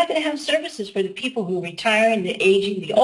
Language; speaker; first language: English; native; English